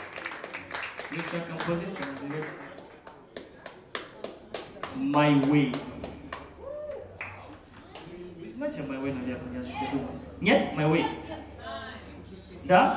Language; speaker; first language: Russian; non-native, fluent; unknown